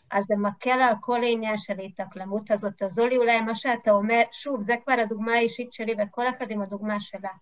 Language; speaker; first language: Hebrew; non-native, fluent; Hungarian